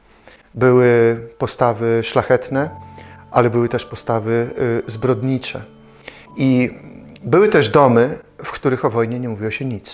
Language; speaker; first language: Polish; native; Polish